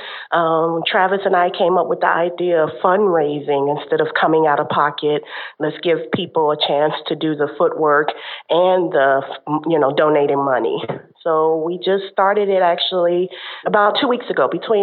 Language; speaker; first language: English; native; English